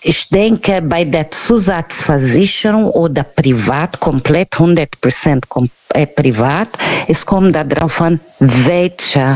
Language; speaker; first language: German; non-native, fluent; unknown